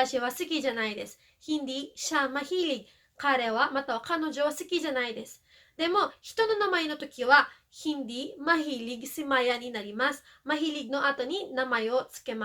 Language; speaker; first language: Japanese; non-native, fluent; Filipino